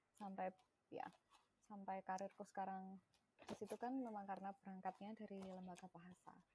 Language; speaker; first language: Indonesian; non-native, local second language; Javanese